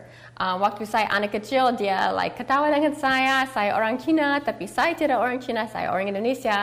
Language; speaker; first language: Indonesian; early bilingual, heritage; English